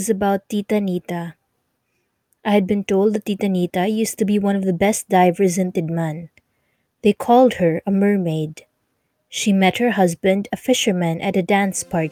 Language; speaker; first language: English; non-native, local second language; Filipino